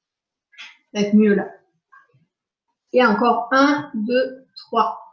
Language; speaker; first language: French; native; French